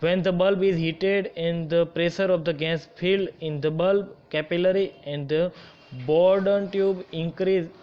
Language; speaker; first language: English; non-native, local second language; Gujarati